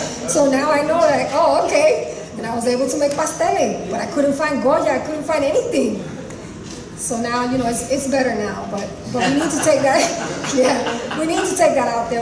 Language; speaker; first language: English; early bilingual, other home language; Spanish